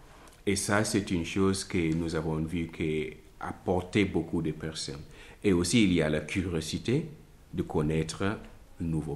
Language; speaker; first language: French; non-native, fluent; Italian